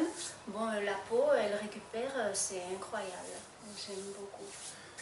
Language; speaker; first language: French; non-native, fluent; Spanish